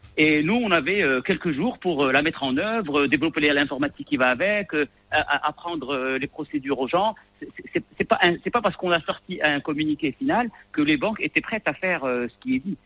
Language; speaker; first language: French; non-native, local second language; Arabic